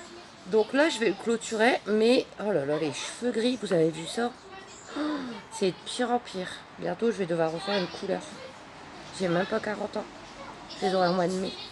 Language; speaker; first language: French; native; French